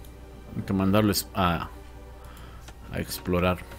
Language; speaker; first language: Spanish; native; Spanish